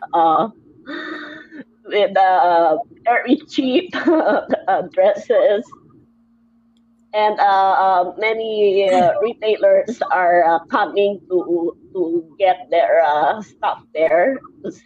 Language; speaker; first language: English; non-native, local second language; Filipino